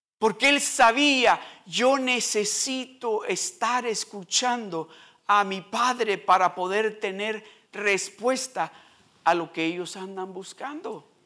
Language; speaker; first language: Spanish; early bilingual, heritage; Spanish